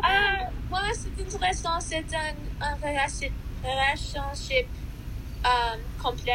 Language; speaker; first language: French; non-native, learner; English